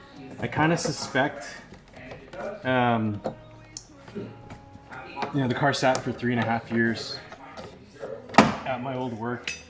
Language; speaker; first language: English; native; English